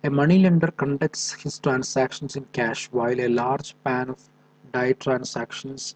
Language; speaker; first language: English; non-native, local second language; Malayalam